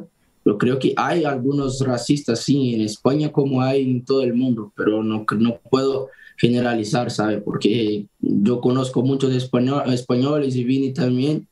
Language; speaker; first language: Spanish; non-native, fluent; Portuguese